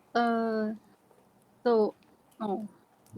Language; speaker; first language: English; non-native, learner; Chinese